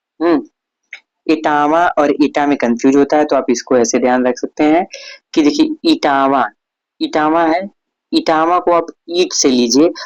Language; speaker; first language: Hindi; native; Hindi